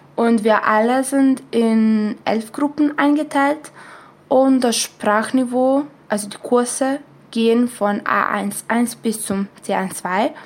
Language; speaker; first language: German; non-native, fluent; Serbian